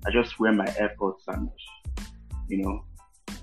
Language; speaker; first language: English; non-native, local second language; Igbo